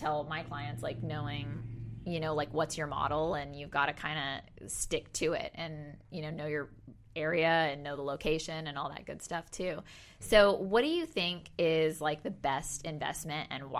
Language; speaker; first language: English; native; English